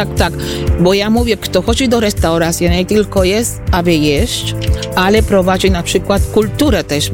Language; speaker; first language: Polish; non-native, fluent; Spanish